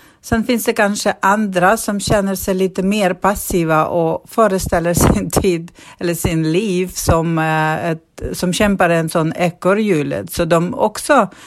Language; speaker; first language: Swedish; non-native, fluent; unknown